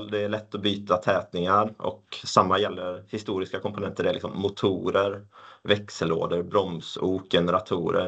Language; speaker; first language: Swedish; native; Swedish